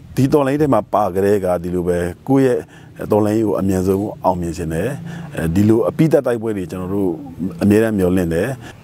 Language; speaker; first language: Burmese; non-native, local second language; Shwe Palaung